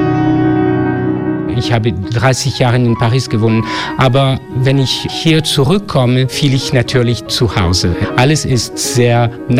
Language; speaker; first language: German; non-native, fluent; French